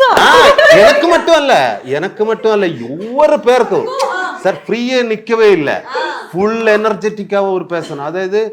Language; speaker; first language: Tamil; non-native, learner; Malayalam